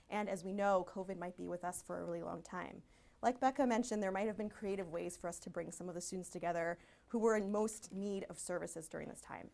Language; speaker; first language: English; early bilingual, other home language; Spanish